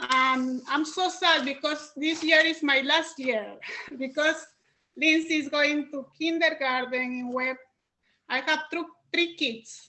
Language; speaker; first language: English; non-native, learner; Spanish